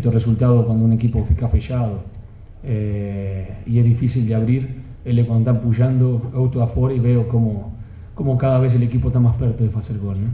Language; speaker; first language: Portuguese; non-native, fluent; Spanish